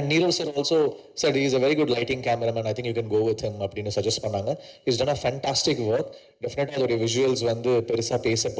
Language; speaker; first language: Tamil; native; Tamil